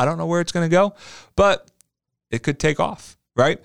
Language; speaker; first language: English; native; English